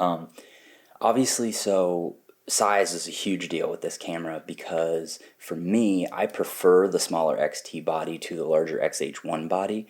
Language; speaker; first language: English; native; English